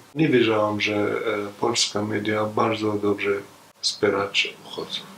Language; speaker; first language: Polish; non-native, fluent; Arabic